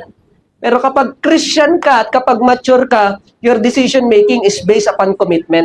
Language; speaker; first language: Filipino; native; Filipino